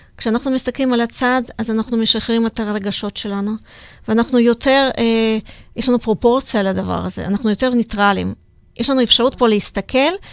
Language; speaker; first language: Hebrew; non-native, fluent; Russian